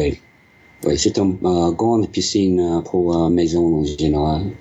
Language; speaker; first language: French; non-native, learner; English